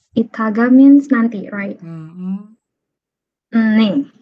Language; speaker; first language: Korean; non-native, learner; Indonesian